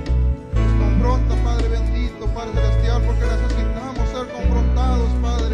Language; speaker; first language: Spanish; native; Spanish